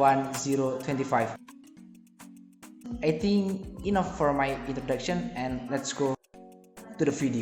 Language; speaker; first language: English; non-native, learner; Indonesian